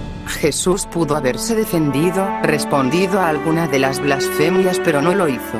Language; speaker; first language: Spanish; native; Spanish